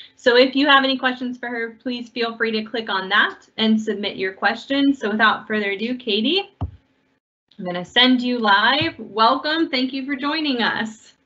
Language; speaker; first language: English; native; English